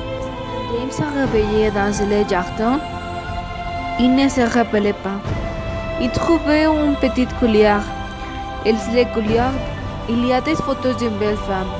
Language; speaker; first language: French; non-native, learner; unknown